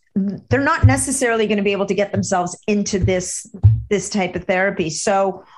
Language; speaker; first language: English; native; English